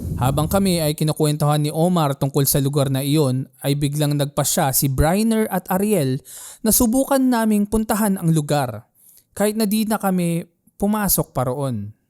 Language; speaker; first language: Filipino; native; Filipino